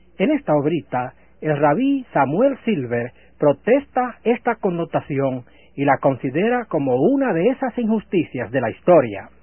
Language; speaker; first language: Spanish; native; Spanish